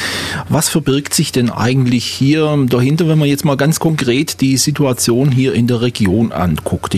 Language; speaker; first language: German; native; German